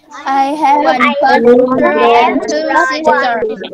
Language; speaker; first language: English; non-native, learner; Indonesian